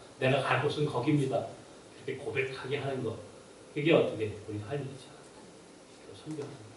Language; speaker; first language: Korean; native; Korean